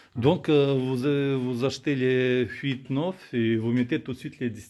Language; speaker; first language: French; non-native, learner; Russian